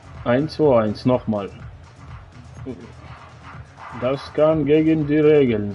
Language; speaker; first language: German; non-native, learner; Russian